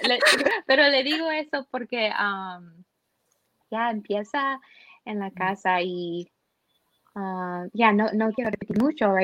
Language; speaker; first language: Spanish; early bilingual, heritage; Spanish